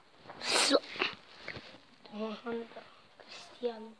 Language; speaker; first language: Swedish; non-native, local second language; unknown